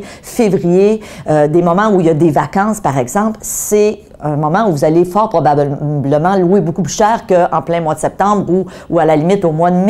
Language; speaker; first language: French; native; French